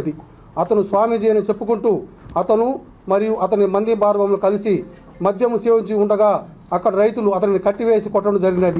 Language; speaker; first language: Telugu; native; Telugu